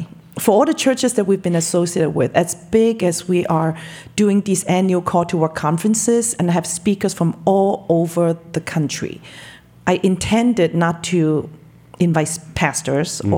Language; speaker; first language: English; non-native, local second language; Cantonese